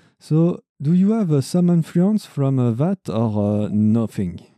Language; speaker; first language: English; non-native, learner; French